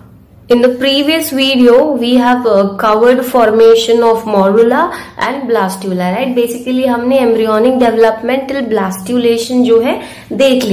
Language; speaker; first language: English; non-native, local second language; Hindi